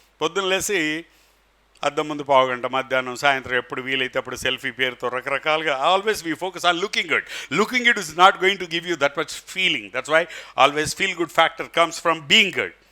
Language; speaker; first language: Telugu; native; Telugu